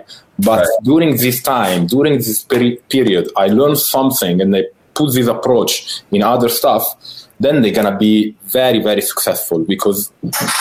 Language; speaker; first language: English; non-native, fluent; Italian